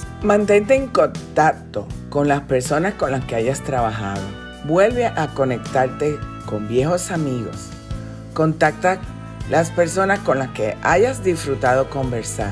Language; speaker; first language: Spanish; native; Spanish